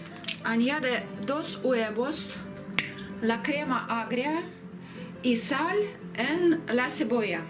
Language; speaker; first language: Spanish; non-native, learner; Russian